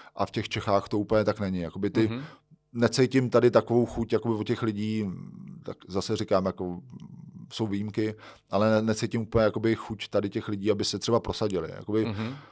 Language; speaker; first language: Czech; native; Czech